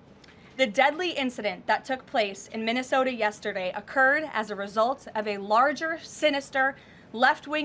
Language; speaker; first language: English; native; English